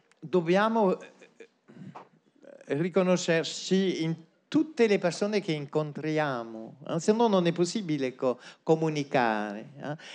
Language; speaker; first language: Italian; non-native, fluent; French